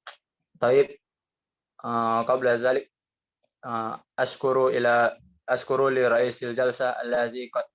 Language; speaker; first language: Arabic; non-native, learner; Indonesian